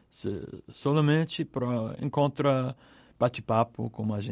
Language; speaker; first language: Portuguese; non-native, learner; English